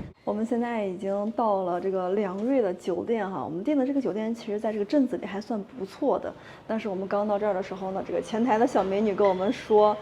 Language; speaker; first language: Chinese; native; Chinese